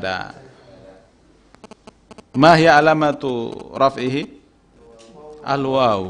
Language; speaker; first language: Arabic; non-native, fluent; Indonesian